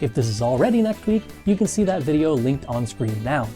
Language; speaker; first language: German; non-native, fluent; English